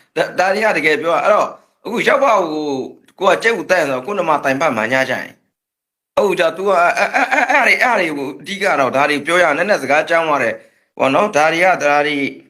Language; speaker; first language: Burmese; native; Burmese